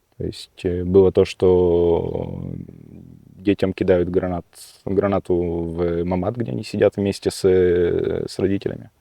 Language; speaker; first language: Russian; early bilingual, heritage; Russian